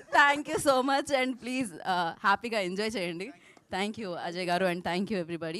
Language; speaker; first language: Telugu; native; Telugu